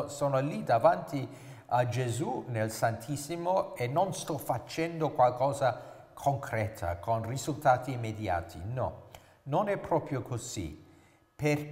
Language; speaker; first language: Italian; non-native, fluent; English